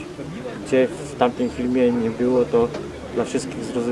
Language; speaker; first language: Polish; non-native, fluent; Vietnamese